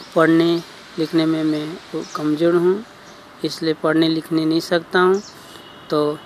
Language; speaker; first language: Hindi; non-native, local second language; Nepali